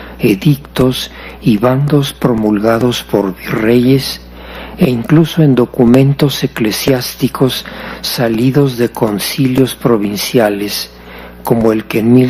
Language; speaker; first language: Spanish; native; Spanish